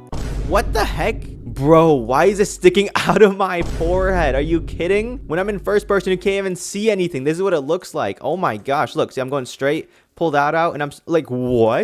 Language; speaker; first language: English; native; English